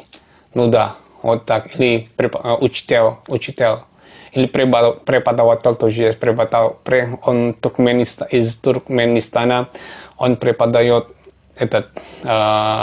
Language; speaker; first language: Russian; non-native, learner; Javanese